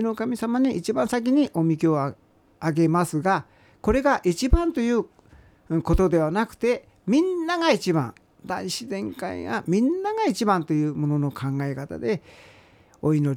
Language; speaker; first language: Japanese; native; Japanese